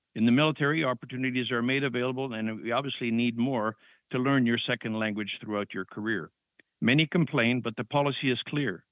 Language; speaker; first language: English; non-native, fluent; French